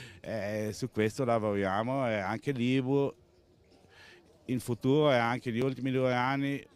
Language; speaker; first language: Italian; non-native, local second language; German